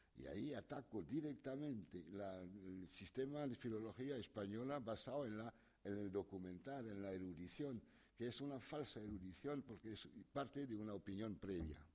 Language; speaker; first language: Spanish; non-native, fluent; French